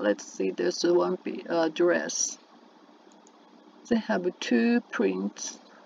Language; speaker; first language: English; non-native, learner; Japanese